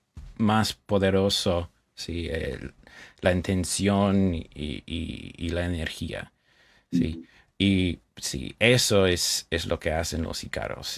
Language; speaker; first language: Spanish; non-native, fluent; English